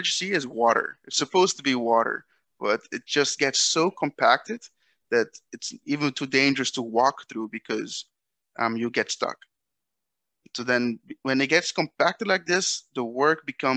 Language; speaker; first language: English; non-native, fluent; Dutch